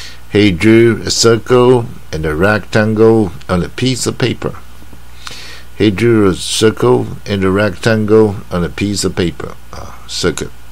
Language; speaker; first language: English; non-native, fluent; Chinese